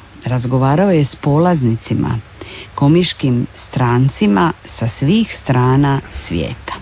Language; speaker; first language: Serbian; native; Serbian